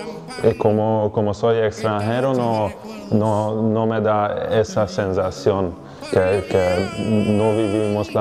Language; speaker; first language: Spanish; non-native, fluent; Hungarian